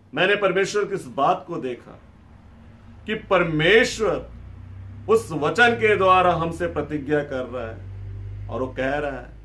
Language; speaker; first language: Hindi; native; Hindi